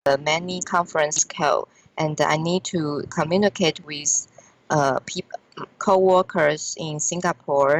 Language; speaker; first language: English; non-native, learner; Chinese